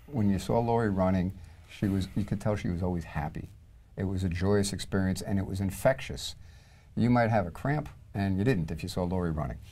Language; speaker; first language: English; native; English